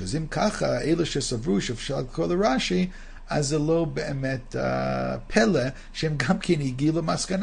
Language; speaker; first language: Hebrew; non-native, fluent; English